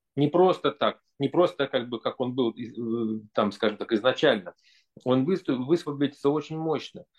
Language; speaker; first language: Russian; native; Russian